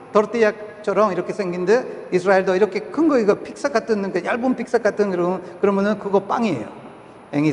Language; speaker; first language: Korean; non-native, fluent; Spanish